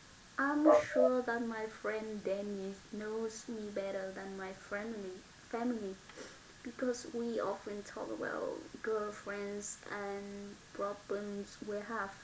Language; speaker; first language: English; non-native, learner; Vietnamese